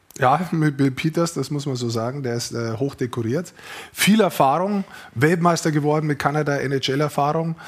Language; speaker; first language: German; native; German